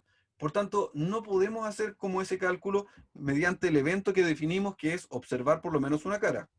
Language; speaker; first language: Spanish; native; Spanish